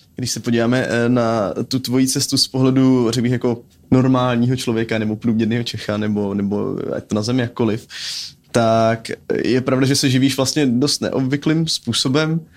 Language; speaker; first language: Czech; native; Czech